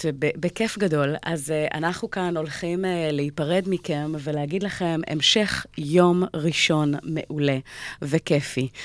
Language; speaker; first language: Hebrew; native; Hebrew